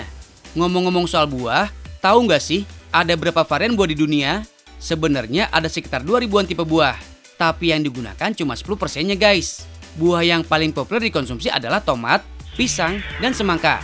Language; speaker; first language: Indonesian; native; Indonesian